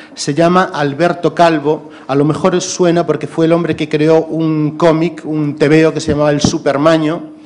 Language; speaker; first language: Spanish; native; Spanish